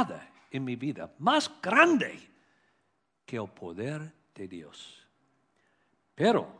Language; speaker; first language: Spanish; non-native, learner; English